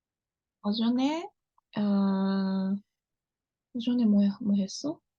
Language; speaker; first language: Korean; non-native, learner; Japanese